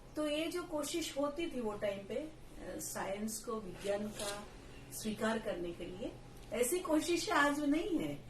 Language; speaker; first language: Hindi; non-native, local second language; Gujarati